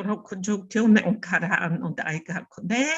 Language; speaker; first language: Japanese; non-native, learner; Bulgarian